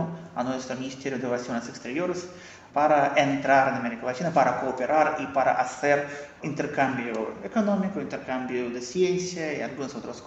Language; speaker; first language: Spanish; non-native, fluent; Russian